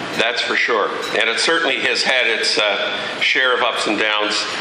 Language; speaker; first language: English; native; English